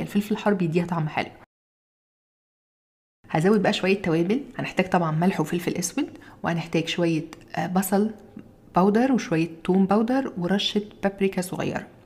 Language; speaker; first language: Arabic; native; Arabic